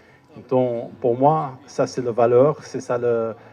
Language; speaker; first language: French; non-native, fluent; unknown